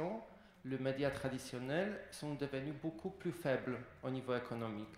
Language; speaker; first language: French; non-native, fluent; Polish